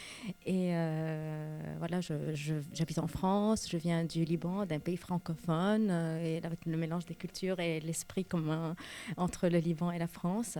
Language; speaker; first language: French; non-native, local second language; Arabic